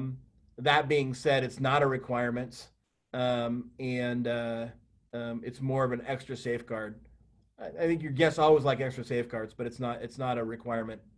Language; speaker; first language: English; native; English